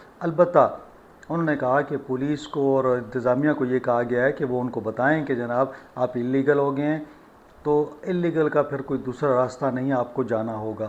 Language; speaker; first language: Urdu; native; Urdu